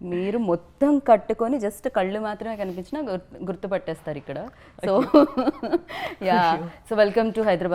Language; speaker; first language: Telugu; native; Telugu